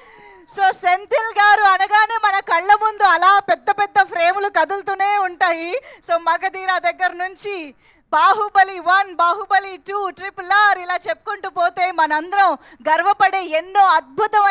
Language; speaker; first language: Telugu; native; Telugu